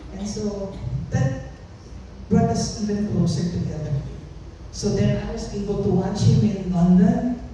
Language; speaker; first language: English; non-native, local second language; Filipino